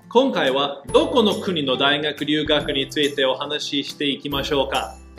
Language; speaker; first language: Japanese; non-native, fluent; English